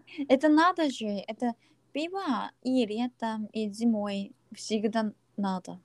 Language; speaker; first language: Russian; non-native, learner; Korean